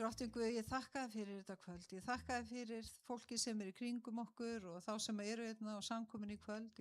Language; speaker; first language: Icelandic; native; Icelandic